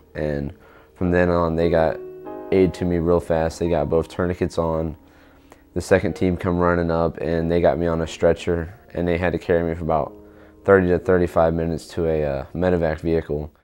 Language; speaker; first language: English; native; English